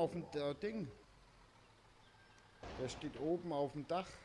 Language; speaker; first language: German; native; German